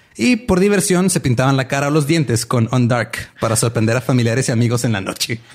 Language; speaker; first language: Spanish; native; Spanish